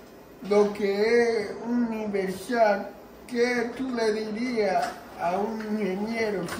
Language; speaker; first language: Spanish; early bilingual, heritage; Spanish